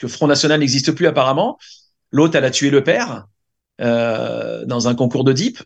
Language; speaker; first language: French; native; French